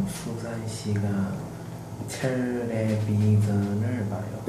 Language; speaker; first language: Korean; non-native, learner; Chinese